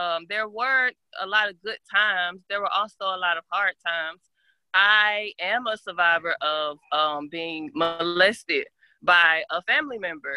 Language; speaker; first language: English; native; English